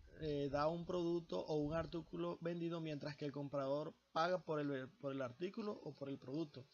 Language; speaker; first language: Spanish; native; Spanish